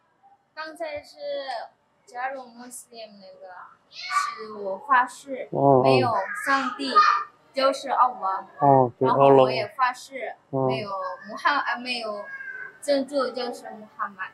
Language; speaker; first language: Chinese; non-native, fluent; Indonesian